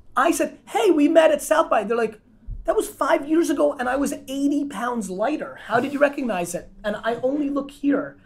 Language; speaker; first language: English; non-native, fluent; Russian